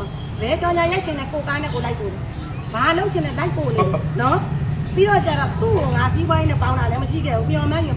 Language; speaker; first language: Burmese; native; Burmese